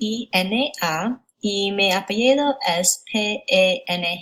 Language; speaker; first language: Spanish; non-native, learner; English